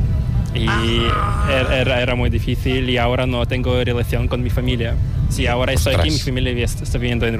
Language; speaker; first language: Spanish; non-native, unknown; Korean